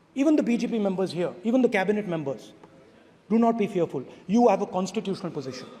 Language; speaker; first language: English; non-native, local second language; Hindi